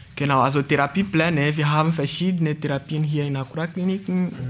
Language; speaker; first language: German; non-native, fluent; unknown